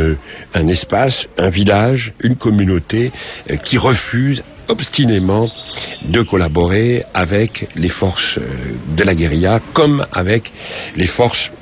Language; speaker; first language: French; native; French